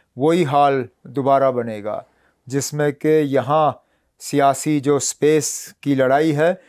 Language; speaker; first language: Hindi; non-native, local second language; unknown